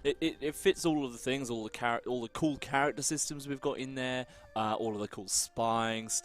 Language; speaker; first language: English; native; English